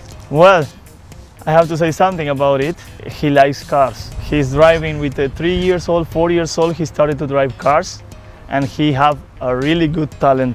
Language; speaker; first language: English; non-native, fluent; Spanish